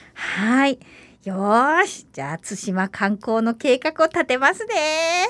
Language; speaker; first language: Japanese; native; Japanese